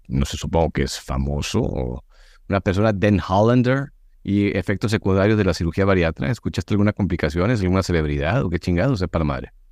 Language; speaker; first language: Spanish; native; Spanish